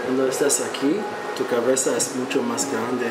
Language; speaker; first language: Spanish; non-native, learner; English